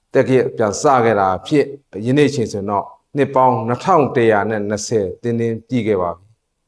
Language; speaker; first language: Burmese; non-native, local second language; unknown